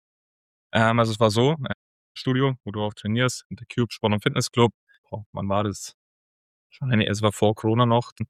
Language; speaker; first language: German; native; German